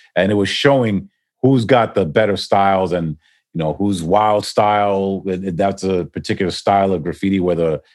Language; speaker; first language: English; native; English